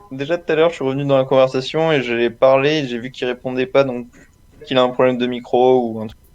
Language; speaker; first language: French; native; French